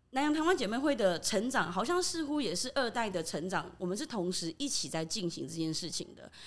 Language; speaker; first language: Chinese; early bilingual, other home language; Burmese